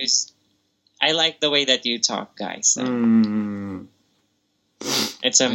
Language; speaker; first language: English; non-native, local second language; Filipino